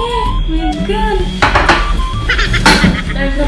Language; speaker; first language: Filipino; non-native, local second language; Cebuano